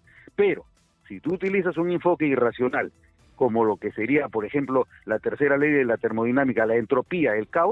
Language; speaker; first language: Spanish; native; Spanish